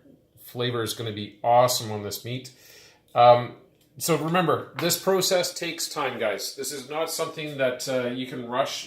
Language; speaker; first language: English; native; English